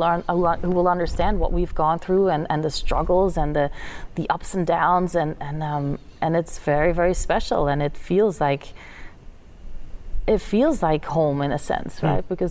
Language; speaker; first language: English; non-native, fluent; Dutch